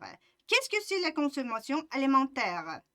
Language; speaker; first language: French; non-native, fluent; Uzbek